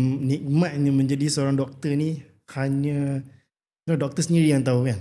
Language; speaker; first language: Malay; native; Malay